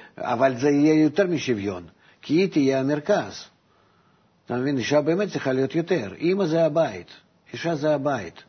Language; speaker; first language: Hebrew; non-native, fluent; Russian